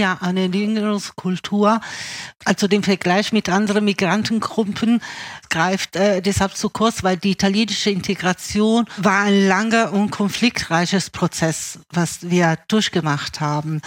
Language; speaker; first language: German; early bilingual, other home language; Italian